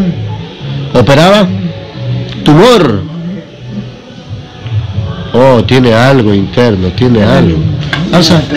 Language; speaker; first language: Spanish; native; Spanish